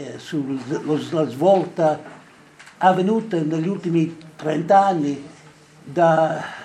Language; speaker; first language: Italian; non-native, fluent; English